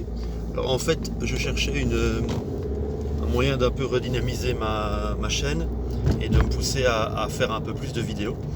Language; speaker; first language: French; native; French